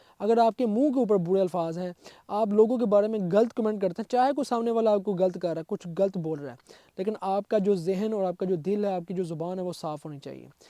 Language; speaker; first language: Urdu; non-native, local second language; Punjabi